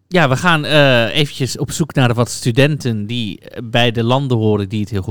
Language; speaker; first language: Dutch; native; Dutch